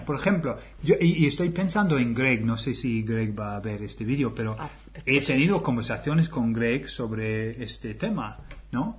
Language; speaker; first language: Spanish; non-native, fluent; English